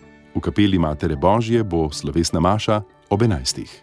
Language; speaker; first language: Slovenian; native; Slovenian